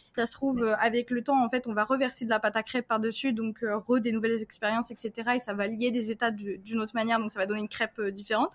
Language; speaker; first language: French; early bilingual, other home language; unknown